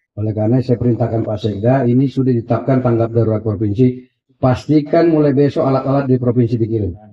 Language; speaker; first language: Indonesian; non-native, local second language; Buginese